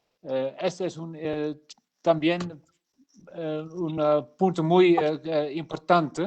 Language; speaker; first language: Spanish; non-native, learner; Dutch